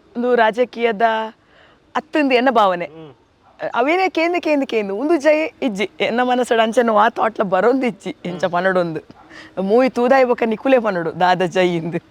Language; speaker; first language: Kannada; native; Kannada